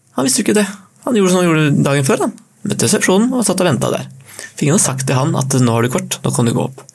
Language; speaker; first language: Norwegian; native; Norwegian